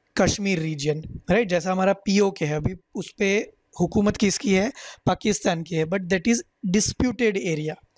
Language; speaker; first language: Hindi; native; Hindi